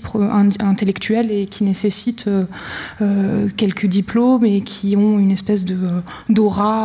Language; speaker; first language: French; native; French